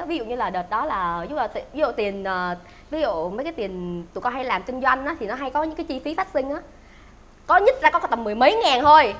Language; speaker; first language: Vietnamese; native; Vietnamese